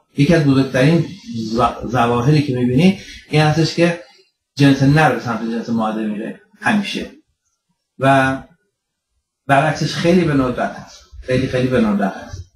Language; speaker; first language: Persian; early bilingual, heritage; Persian